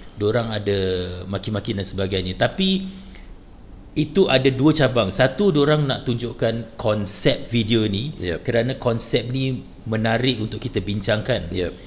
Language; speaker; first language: Malay; native; Malay